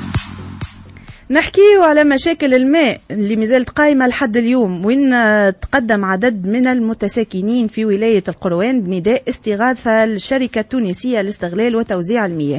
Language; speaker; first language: Arabic; native; Arabic